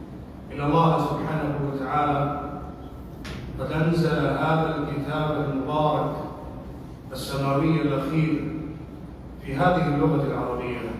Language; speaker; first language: Arabic; non-native, fluent; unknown